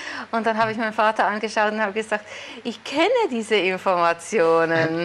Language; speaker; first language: German; native; German